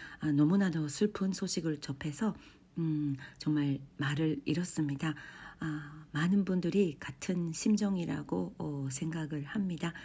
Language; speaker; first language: Korean; non-native, fluent; Japanese